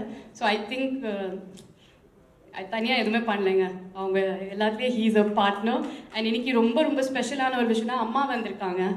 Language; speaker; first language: Tamil; non-native, fluent; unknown